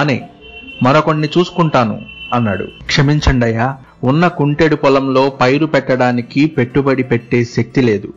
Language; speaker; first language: Telugu; native; Telugu